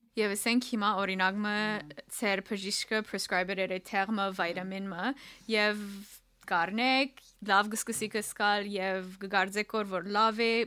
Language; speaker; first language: Armenian; early bilingual, heritage; Armenian